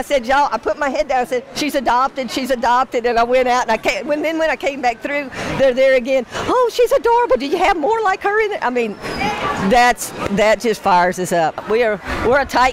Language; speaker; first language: English; native; English